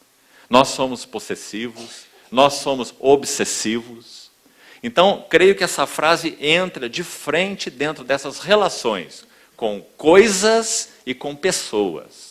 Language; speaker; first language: Portuguese; native; Portuguese